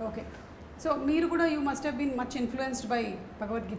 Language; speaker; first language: Telugu; native; Telugu